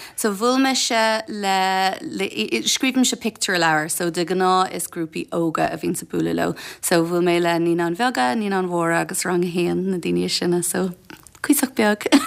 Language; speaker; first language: Irish; non-native, local second language; English